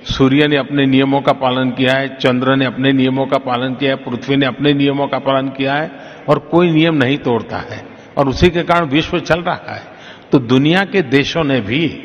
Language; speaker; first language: Hindi; non-native, local second language; Gujarati